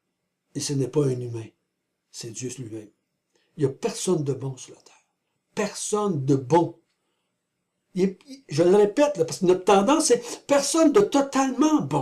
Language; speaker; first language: French; native; French